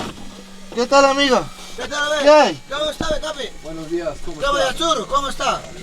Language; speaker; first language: Spanish; non-native, local second language; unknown